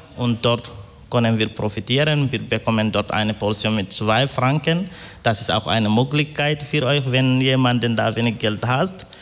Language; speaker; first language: German; non-native, fluent; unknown